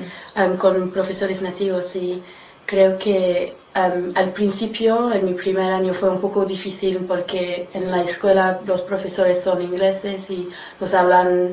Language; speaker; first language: Spanish; non-native, learner; English